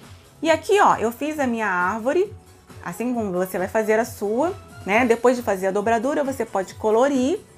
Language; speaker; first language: Portuguese; native; Portuguese